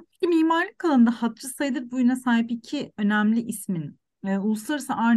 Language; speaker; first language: Turkish; native; Turkish